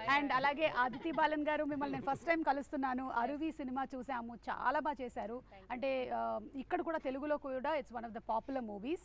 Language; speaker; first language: Telugu; native; Telugu